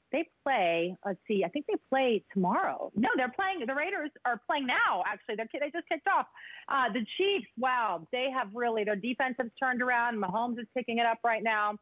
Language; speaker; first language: English; native; English